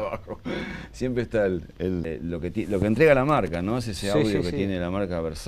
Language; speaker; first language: Spanish; native; Spanish